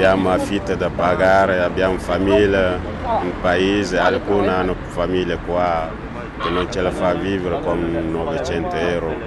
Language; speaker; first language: Italian; non-native, learner; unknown